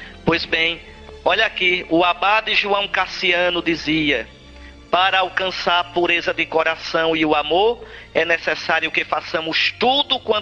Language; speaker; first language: Portuguese; native; Portuguese